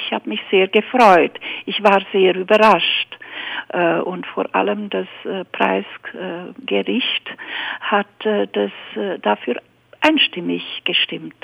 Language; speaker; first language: German; native; German